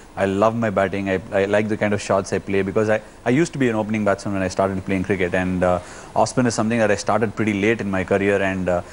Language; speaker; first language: English; non-native, local second language; Tamil